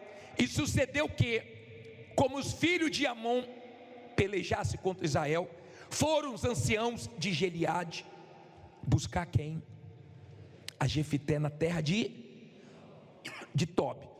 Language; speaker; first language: Portuguese; native; Portuguese